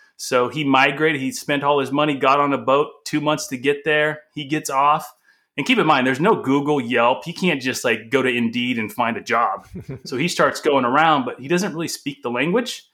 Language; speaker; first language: English; early bilingual, other home language; Portuguese